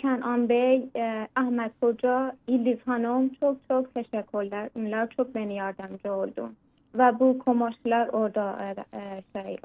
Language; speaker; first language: Turkish; non-native, learner; Persian